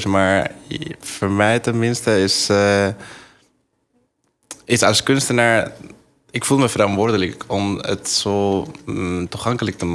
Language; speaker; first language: Dutch; non-native, fluent; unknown